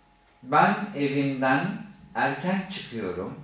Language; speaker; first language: Turkish; non-native, fluent; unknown